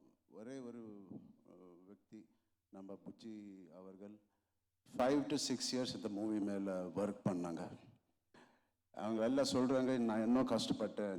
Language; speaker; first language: Tamil; non-native, local second language; Telugu